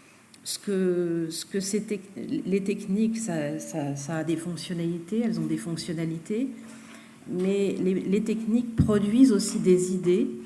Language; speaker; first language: French; native; French